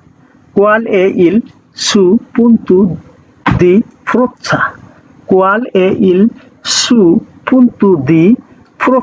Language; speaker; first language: Italian; non-native, learner; Bangla